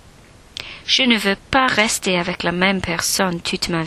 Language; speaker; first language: French; non-native, learner; English